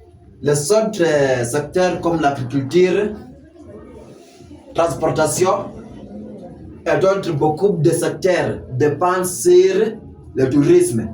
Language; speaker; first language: French; non-native, fluent; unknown